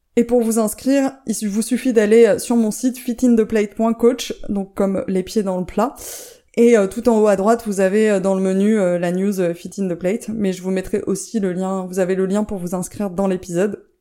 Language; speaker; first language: French; native; French